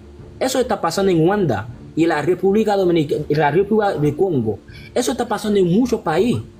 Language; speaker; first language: Spanish; non-native, local second language; Haitian Creole